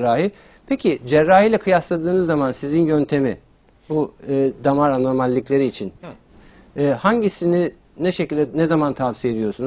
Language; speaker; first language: Turkish; native; Turkish